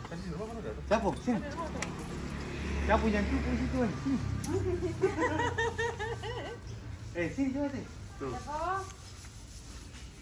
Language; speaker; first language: Indonesian; native; Indonesian